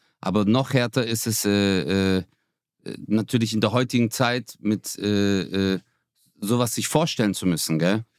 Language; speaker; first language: German; early bilingual, other home language; Turkish